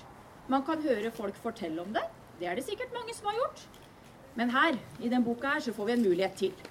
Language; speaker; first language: Norwegian; native; Norwegian